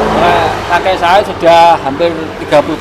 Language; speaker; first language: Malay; non-native, local second language; Javanese